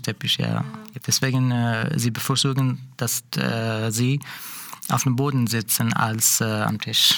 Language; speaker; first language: German; non-native, learner; Persian